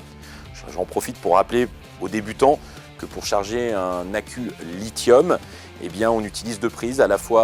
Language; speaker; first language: French; native; French